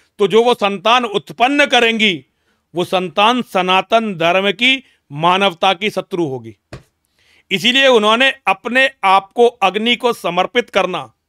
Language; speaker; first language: Hindi; native; Hindi